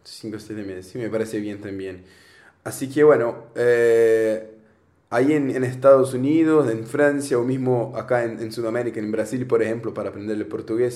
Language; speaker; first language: Spanish; native; Spanish